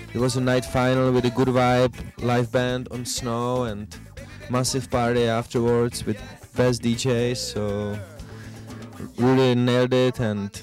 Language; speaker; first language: English; non-native, fluent; Czech